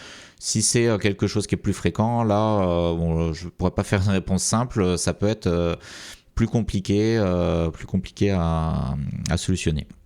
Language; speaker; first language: French; native; French